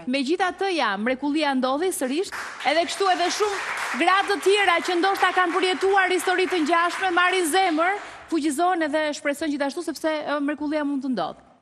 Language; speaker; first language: Albanian; native; Albanian